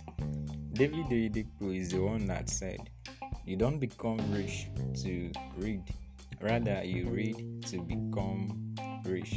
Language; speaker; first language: English; non-native, local second language; Yoruba